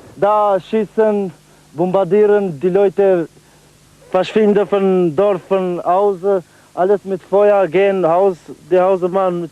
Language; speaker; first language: German; non-native, learner; Albanian